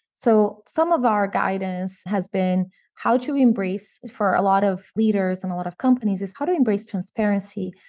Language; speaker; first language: English; non-native, fluent; Portuguese